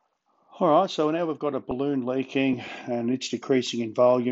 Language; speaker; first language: English; native; English